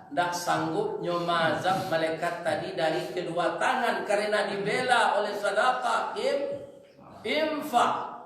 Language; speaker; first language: Malay; non-native, local second language; Minangkabau